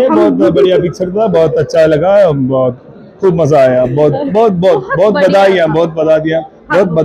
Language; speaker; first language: Hindi; non-native, local second language; Malayalam